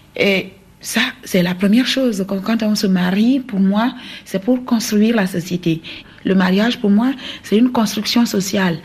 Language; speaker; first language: French; non-native, local second language; Basaa